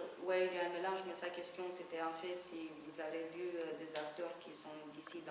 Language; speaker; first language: French; non-native, fluent; Romanian